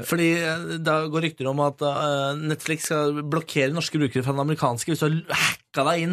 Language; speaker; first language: Norwegian; native; Norwegian